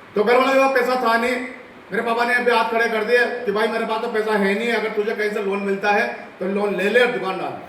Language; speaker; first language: Hindi; non-native, local second language; Rajasthani